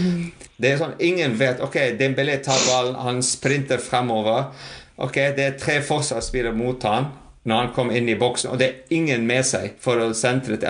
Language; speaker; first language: Norwegian; non-native, fluent; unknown